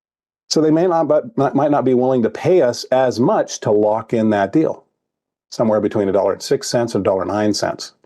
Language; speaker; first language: English; native; English